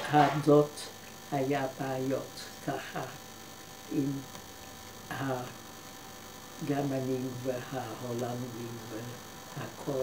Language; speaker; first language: Hebrew; non-native, fluent; Dutch